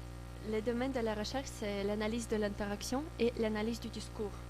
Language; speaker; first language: French; non-native, learner; Russian